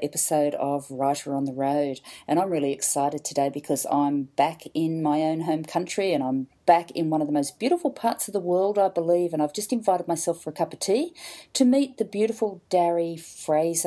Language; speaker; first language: English; native; English